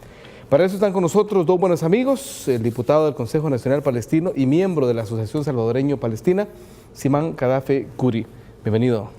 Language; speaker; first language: Spanish; native; Spanish